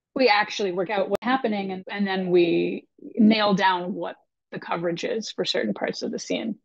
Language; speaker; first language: English; native; English